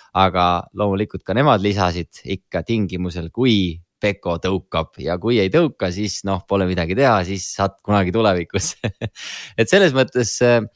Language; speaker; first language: Estonian; native; Estonian